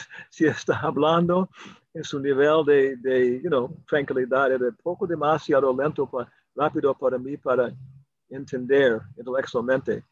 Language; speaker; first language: Spanish; non-native, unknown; English